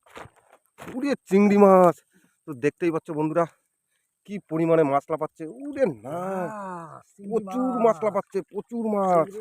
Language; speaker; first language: Bangla; native; Bangla